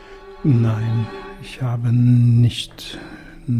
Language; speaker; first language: German; non-native, fluent; Russian